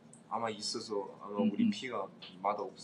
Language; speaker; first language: Korean; non-native, learner; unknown